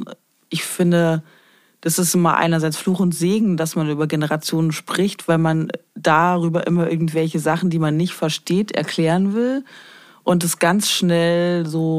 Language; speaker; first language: German; native; German